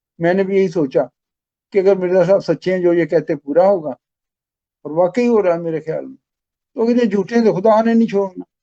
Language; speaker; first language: Urdu; non-native, local second language; Pashto